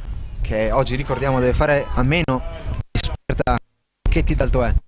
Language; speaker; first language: Italian; native; Italian